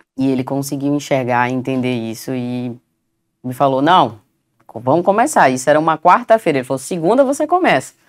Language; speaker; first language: Portuguese; native; Portuguese